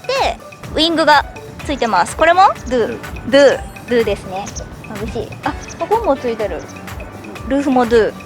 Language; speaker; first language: Japanese; native; Japanese